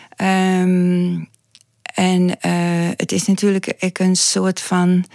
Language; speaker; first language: Dutch; non-native, local second language; Western Frisian